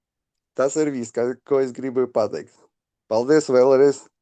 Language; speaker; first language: Latvian; non-native, local second language; Russian